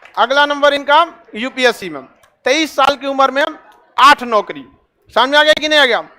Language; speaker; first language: Hindi; native; Hindi